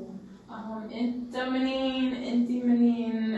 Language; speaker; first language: Arabic; non-native, learner; English